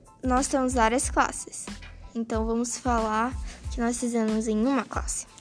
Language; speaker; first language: Portuguese; early bilingual, heritage; Portuguese